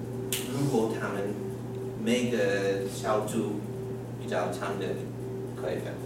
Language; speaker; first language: Chinese; non-native, fluent; English